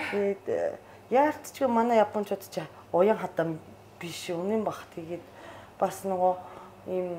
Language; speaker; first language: Mongolian; non-native, fluent; Japanese